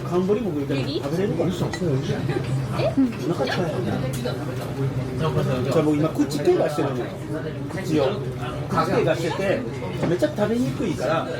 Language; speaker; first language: Japanese; native; Japanese